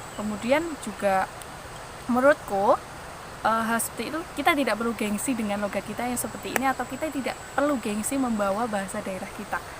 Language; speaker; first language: Indonesian; non-native, local second language; Javanese